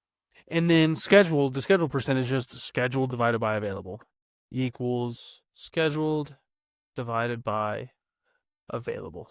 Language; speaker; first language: English; native; English